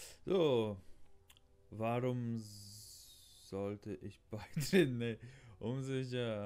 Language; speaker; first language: German; non-native, learner; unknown